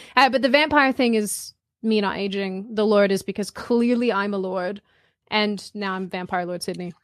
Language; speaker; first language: English; native; English